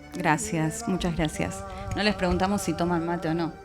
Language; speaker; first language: Spanish; native; Spanish